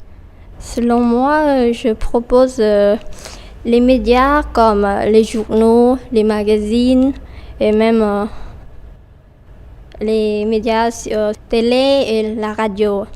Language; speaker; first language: French; non-native, fluent; Khmer